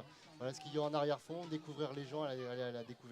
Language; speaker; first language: French; native; French